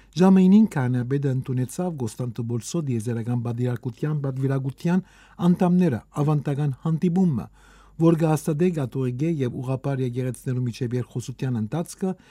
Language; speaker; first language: Armenian; native; Armenian